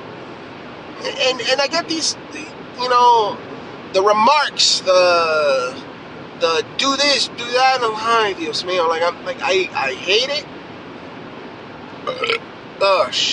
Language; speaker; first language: English; native; English